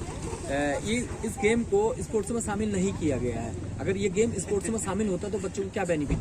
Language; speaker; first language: Hindi; native; Hindi